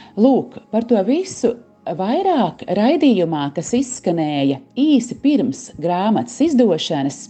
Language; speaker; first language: Latvian; native; Latvian